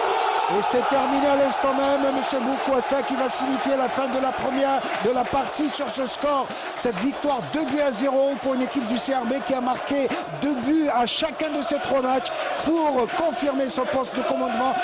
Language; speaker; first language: French; non-native, local second language; Arabic